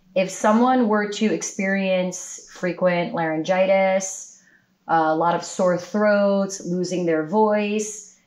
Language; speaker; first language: English; native; English